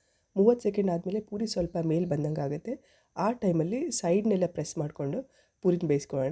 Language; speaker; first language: Kannada; native; Kannada